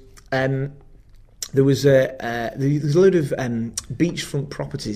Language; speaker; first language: English; native; English